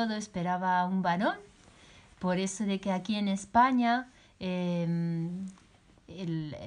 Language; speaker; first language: Spanish; native; Spanish